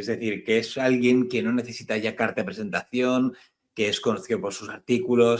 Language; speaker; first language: Spanish; native; Spanish